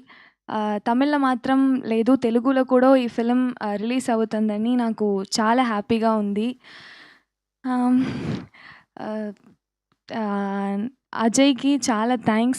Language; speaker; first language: Telugu; non-native, local second language; Tamil